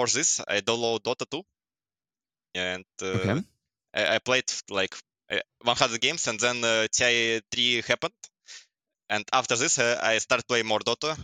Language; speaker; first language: English; non-native, learner; Russian